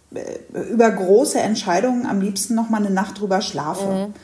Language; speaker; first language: German; native; German